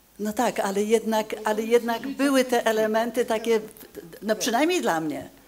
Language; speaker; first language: Polish; native; Polish